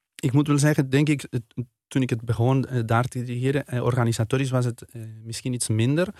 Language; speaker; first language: Dutch; non-native, fluent; Spanish